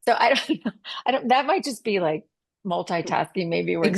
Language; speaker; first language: English; native; English